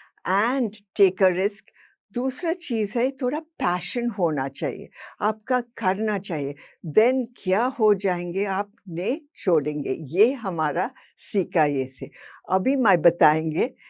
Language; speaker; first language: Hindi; non-native, local second language; English